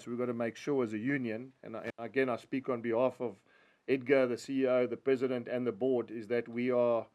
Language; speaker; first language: English; native; English